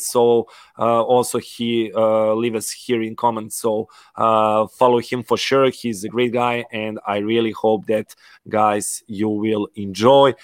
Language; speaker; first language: English; non-native, learner; Serbian